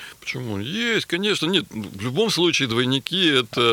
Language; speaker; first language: Russian; native; Russian